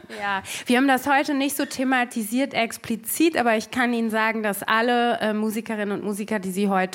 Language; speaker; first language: German; native; German